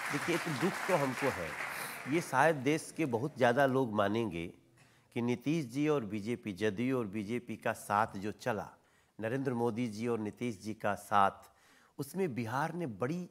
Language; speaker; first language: Hindi; native; Hindi